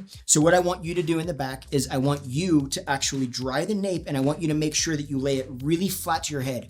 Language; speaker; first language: English; native; English